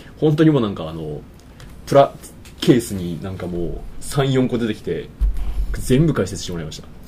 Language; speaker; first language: Japanese; native; Japanese